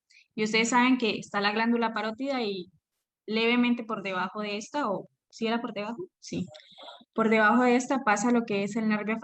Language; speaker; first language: Spanish; native; Spanish